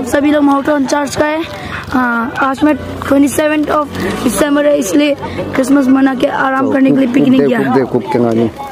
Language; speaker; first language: Hindi; non-native, local second language; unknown